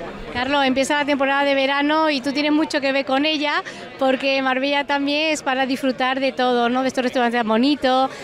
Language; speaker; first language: Spanish; native; Spanish